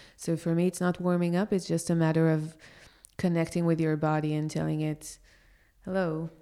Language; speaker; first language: English; non-native, fluent; Hebrew